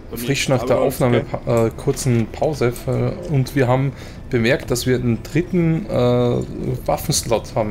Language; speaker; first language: German; native; German